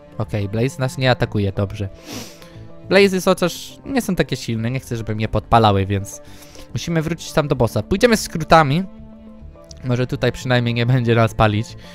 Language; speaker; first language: Polish; early bilingual, heritage; Polish